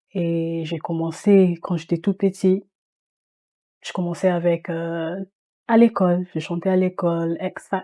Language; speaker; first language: French; early bilingual, heritage; French